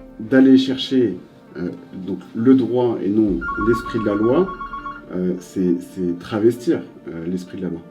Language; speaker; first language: French; native; French